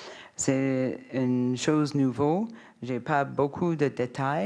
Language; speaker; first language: French; non-native, learner; English